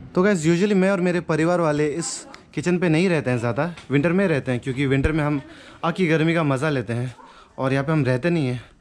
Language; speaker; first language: Hindi; non-native, local second language; Adi